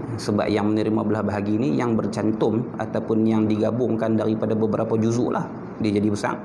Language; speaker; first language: Malay; native; Malay